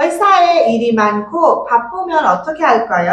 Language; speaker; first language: Korean; non-native, fluent; Nepali